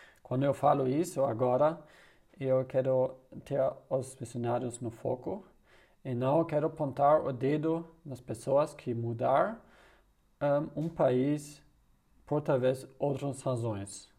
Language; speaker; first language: Portuguese; non-native, learner; German